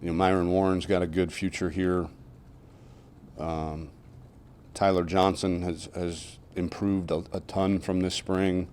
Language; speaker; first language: English; native; English